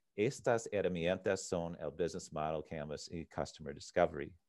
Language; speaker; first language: Spanish; non-native, learner; English